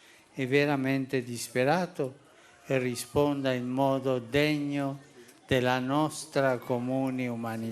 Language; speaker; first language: Italian; non-native, fluent; Spanish